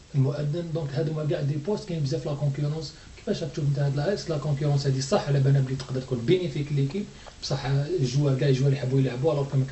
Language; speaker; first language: Arabic; native; Arabic